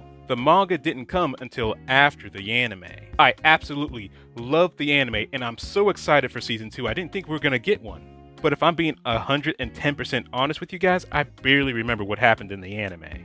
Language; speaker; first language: English; native; English